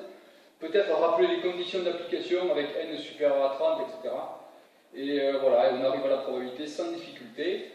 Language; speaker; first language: French; native; French